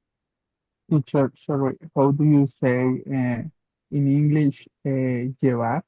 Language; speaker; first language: English; non-native, learner; Spanish